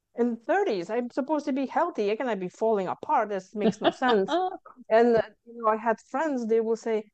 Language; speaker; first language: English; non-native, fluent; Lithuanian